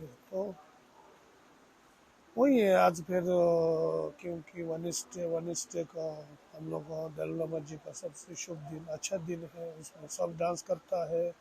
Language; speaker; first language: Hindi; non-native, local second language; Tibetan